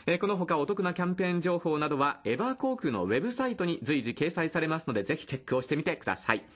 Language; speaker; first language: Japanese; native; Japanese